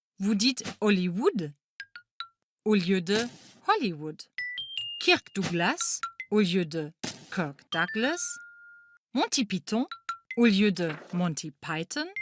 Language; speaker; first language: French; non-native, fluent; German